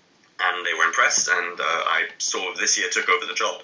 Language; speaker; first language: English; native; English